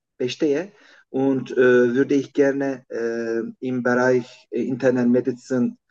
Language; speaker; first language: German; non-native, learner; Turkish